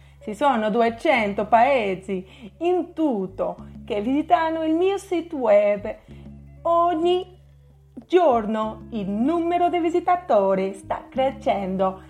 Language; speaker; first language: Italian; non-native, fluent; Portuguese